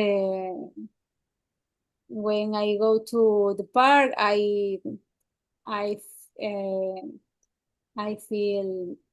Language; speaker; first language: English; non-native, learner; Spanish